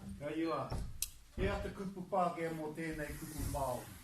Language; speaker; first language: Māori; non-native, local second language; English